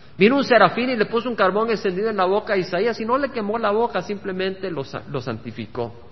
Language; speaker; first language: Spanish; native; Spanish